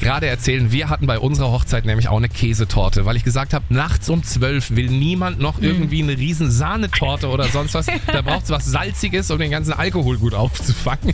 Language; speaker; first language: German; native; German